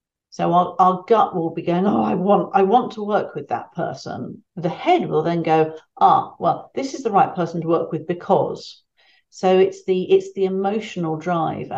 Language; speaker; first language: English; native; English